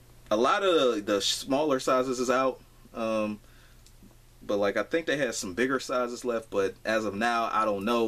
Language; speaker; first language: English; native; English